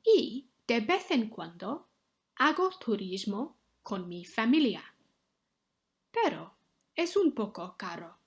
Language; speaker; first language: Spanish; non-native, fluent; English